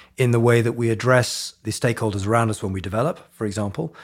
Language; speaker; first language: English; native; English